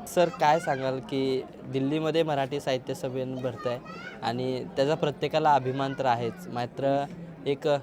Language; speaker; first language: Marathi; native; Marathi